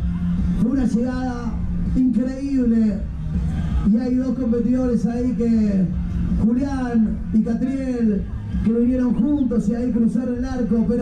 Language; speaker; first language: Spanish; native; Spanish